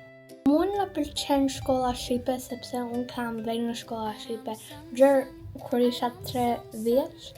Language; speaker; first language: Albanian; early bilingual, heritage; Albanian